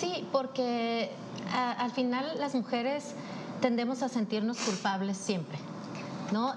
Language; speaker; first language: Spanish; native; Spanish